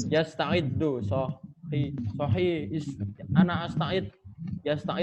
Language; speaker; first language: Arabic; non-native, fluent; Indonesian